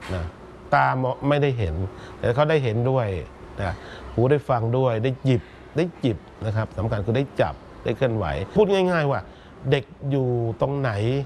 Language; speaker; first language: Thai; native; Thai